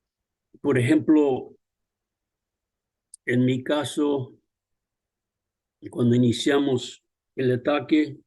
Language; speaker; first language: Spanish; early bilingual, other home language; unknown